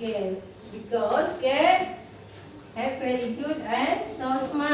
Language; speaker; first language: English; non-native, learner; Indonesian